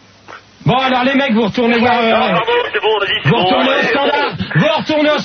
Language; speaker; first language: French; native; French